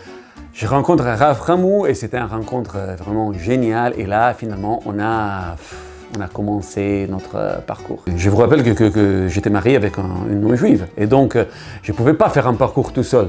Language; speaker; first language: French; non-native, learner; Italian